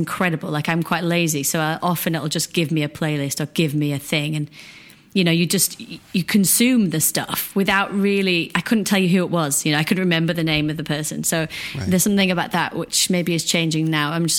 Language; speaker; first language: English; native; English